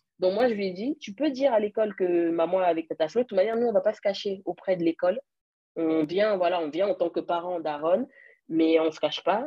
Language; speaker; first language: French; early bilingual, other home language; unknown